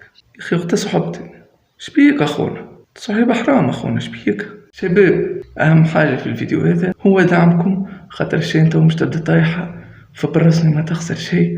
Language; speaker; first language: Arabic; native; Arabic